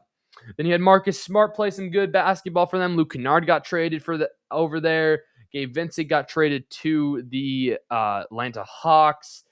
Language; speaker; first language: English; native; English